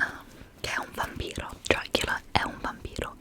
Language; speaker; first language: Italian; non-native, fluent; English